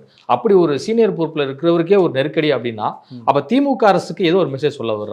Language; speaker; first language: Tamil; native; Tamil